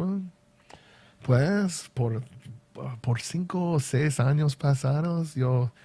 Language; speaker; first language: Spanish; non-native, learner; English